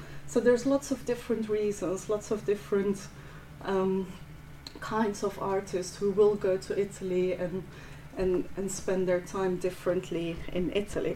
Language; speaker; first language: English; non-native, fluent; Dutch